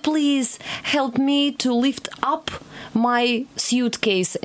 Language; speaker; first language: English; non-native, fluent; Russian